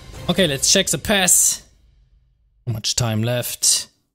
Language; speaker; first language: English; non-native, fluent; German